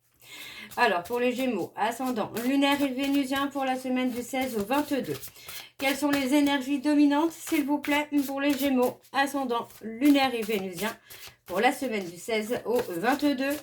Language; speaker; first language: French; native; French